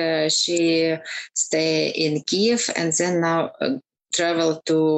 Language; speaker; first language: English; non-native, learner; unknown